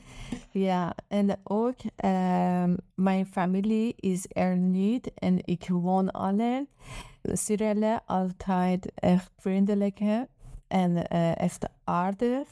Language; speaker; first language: Dutch; non-native, learner; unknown